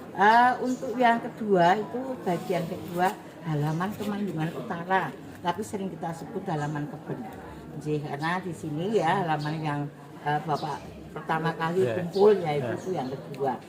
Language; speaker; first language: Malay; non-native, local second language; Javanese